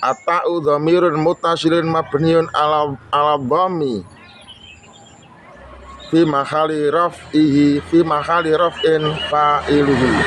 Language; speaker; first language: Arabic; non-native, fluent; Indonesian